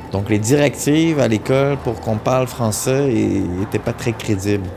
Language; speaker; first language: French; early bilingual, other home language; Hungarian